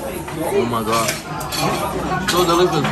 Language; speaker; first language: English; non-native, fluent; Persian